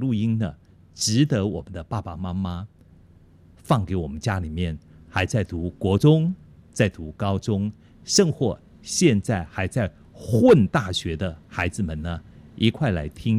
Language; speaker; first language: Chinese; native; Chinese